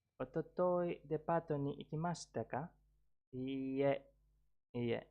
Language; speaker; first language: Japanese; non-native, learner; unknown